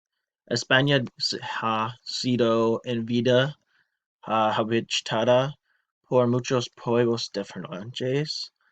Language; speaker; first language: Spanish; non-native, learner; English